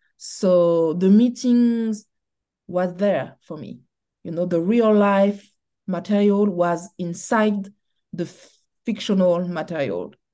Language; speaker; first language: English; non-native, learner; French